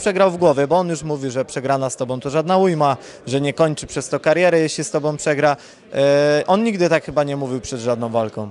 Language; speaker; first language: Polish; native; Polish